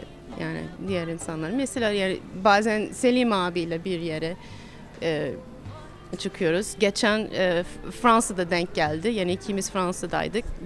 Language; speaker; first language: Turkish; non-native, fluent; English